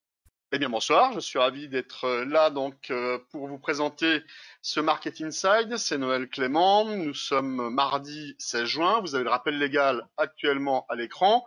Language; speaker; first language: French; native; French